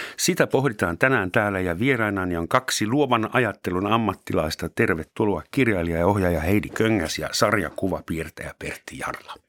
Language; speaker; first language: Finnish; non-native, fluent; German